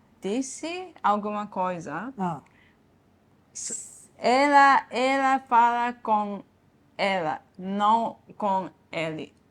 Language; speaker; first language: Portuguese; non-native, learner; Japanese